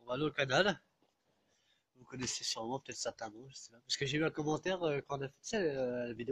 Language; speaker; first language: French; native; French